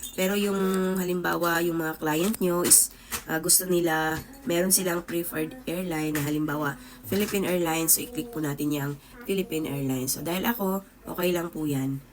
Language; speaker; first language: Filipino; non-native, local second language; Cebuano